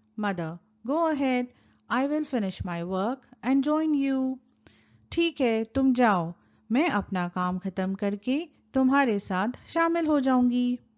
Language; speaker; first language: Urdu; native; Urdu